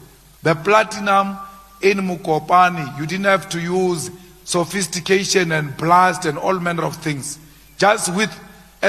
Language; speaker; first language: English; non-native, local second language; Northern Sotho